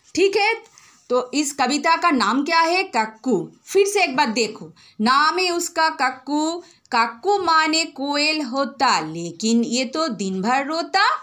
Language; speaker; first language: Hindi; non-native, local second language; Bangla